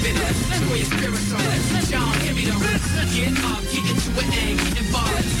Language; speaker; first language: French; native; French